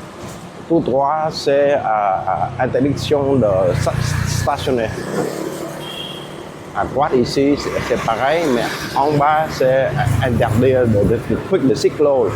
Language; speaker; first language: French; non-native, fluent; Vietnamese